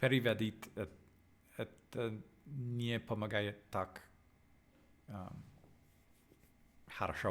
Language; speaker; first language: Russian; non-native, learner; English